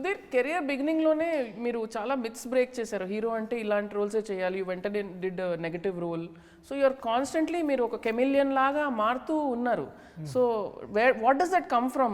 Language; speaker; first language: Telugu; native; Telugu